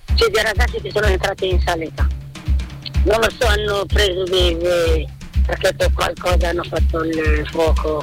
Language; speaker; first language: Italian; non-native, learner; Arabic